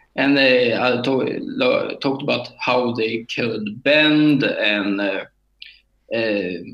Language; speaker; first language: English; non-native, learner; Swedish